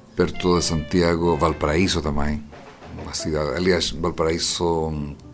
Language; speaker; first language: Portuguese; non-native, fluent; Spanish